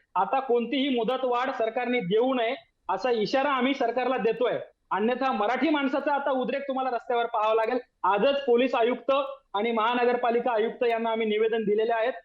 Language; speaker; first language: Marathi; native; Marathi